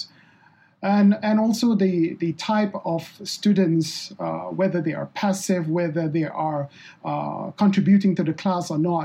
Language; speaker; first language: English; non-native, local second language; Malay